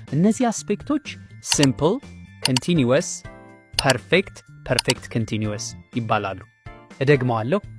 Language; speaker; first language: Amharic; native; Amharic